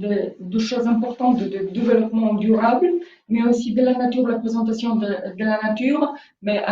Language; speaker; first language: French; non-native, fluent; Polish